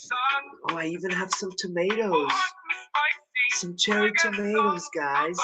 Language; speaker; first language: English; non-native, fluent; Portuguese